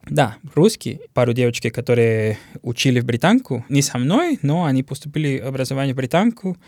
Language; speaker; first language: Russian; non-native, learner; Spanish